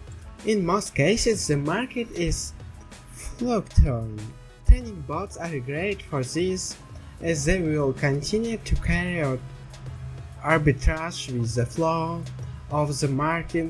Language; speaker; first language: English; non-native, learner; Russian